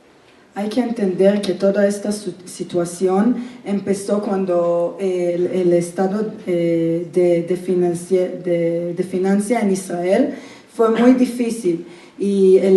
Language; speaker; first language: Spanish; non-native, fluent; Hebrew